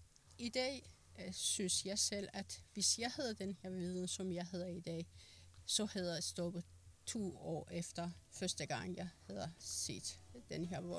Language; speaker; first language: Danish; non-native, fluent; Persian